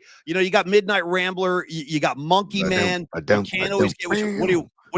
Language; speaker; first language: English; native; English